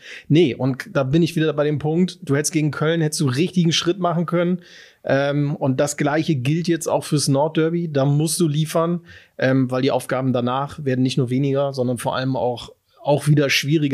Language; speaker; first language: German; native; German